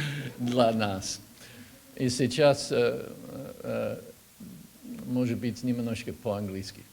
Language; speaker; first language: Russian; non-native, learner; English